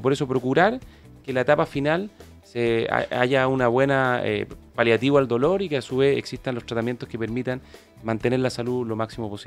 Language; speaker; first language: Spanish; native; Spanish